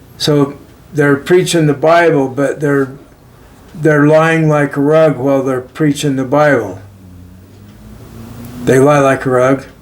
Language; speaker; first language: English; native; English